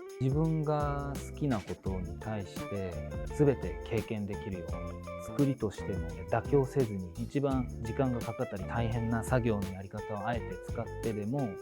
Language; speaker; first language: Japanese; non-native, fluent; Korean